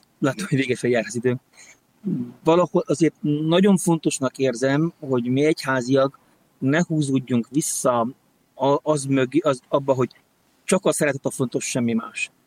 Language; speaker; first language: Hungarian; native; Hungarian